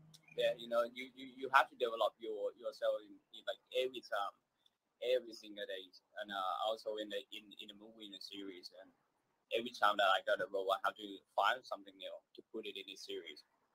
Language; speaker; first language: English; non-native, fluent; Thai